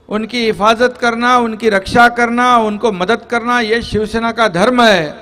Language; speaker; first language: Hindi; non-native, local second language; Marathi